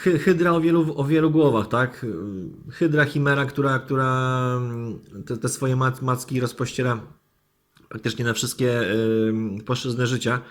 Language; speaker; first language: Polish; native; Polish